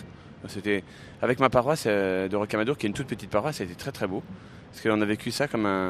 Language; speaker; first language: French; native; French